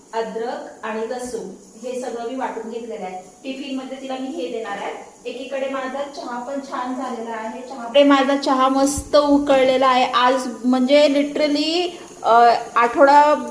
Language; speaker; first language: Marathi; native; Marathi